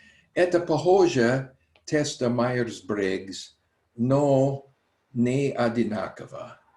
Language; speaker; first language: Russian; non-native, learner; English